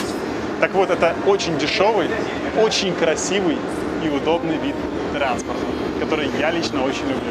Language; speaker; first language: Russian; native; Russian